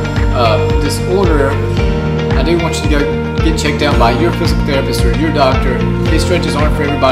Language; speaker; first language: English; native; English